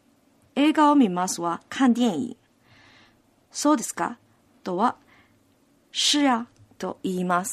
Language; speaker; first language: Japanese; non-native, fluent; Cantonese